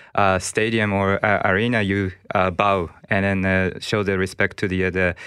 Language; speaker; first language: English; non-native, learner; Japanese